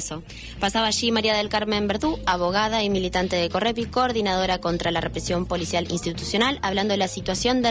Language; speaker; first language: Spanish; native; Spanish